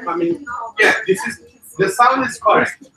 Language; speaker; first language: English; non-native, fluent; Russian